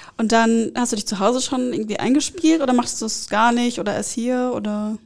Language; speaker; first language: German; native; German